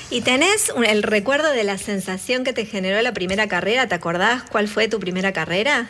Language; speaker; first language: Spanish; native; Spanish